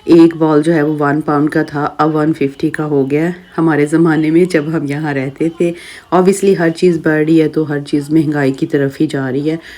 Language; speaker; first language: Urdu; native; Urdu